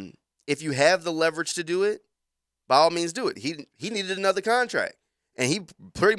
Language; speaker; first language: English; native; English